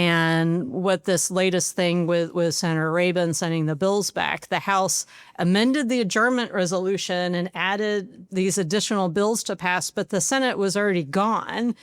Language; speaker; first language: English; native; English